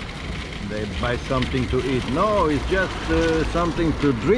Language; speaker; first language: English; non-native, learner; Romanian